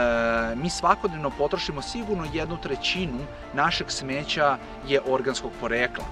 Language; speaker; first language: Serbian; native; Serbian